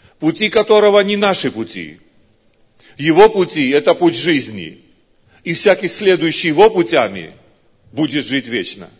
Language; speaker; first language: Russian; non-native, local second language; Georgian